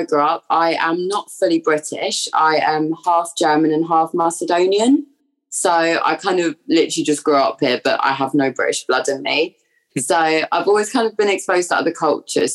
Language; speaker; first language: English; native; English